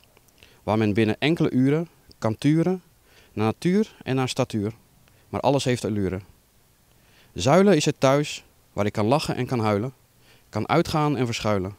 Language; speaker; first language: Dutch; native; Dutch